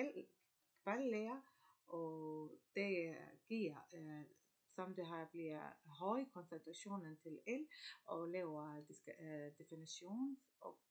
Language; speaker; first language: Danish; non-native, learner; Arabic